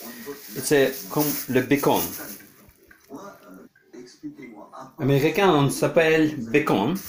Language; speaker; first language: French; non-native, learner; Ukrainian